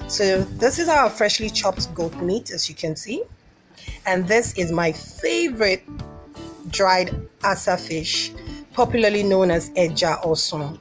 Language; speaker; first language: English; non-native, local second language; Igbo